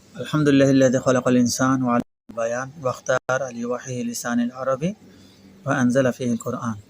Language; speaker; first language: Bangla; non-native, fluent; Urdu